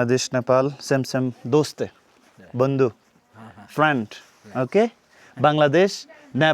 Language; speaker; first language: Hindi; non-native, learner; Bangla